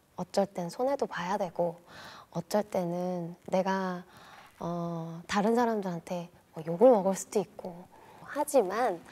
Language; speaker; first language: Korean; native; Korean